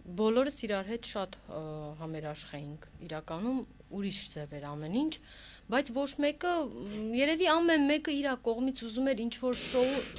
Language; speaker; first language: Armenian; early bilingual, heritage; Armenian